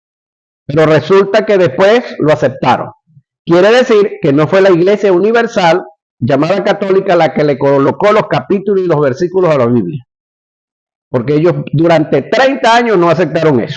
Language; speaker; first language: Spanish; native; Spanish